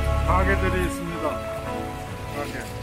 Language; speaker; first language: Korean; native; Korean